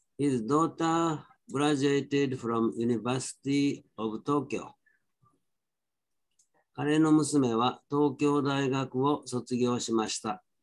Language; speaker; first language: Japanese; native; Japanese